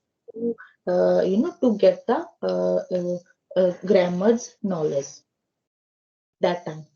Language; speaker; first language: English; non-native, learner; Hindi